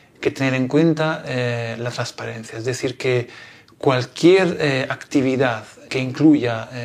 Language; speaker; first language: Spanish; non-native, fluent; Italian